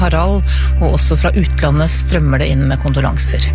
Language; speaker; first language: Norwegian; native; Norwegian